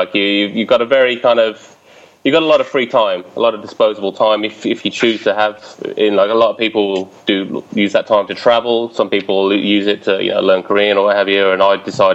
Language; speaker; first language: English; native; English